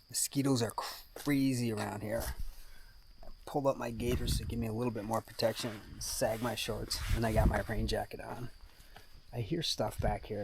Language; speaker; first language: English; native; English